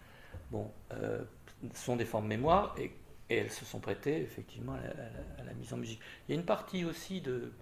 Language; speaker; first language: French; native; French